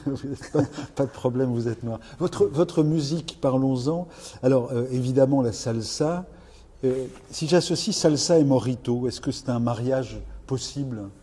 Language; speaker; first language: French; native; French